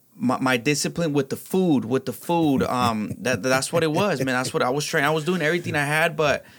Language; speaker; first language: English; early bilingual, other home language; Spanish